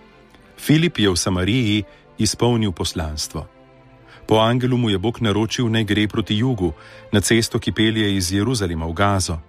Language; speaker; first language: Slovenian; native; Slovenian